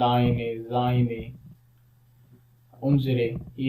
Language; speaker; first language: German; non-native, learner; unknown